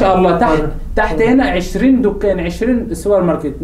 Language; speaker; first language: Turkish; non-native, learner; Arabic